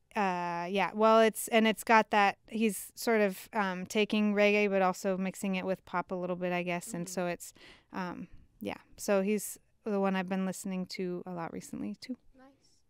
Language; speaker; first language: English; native; English